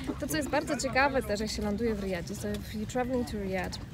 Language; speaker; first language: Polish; native; Polish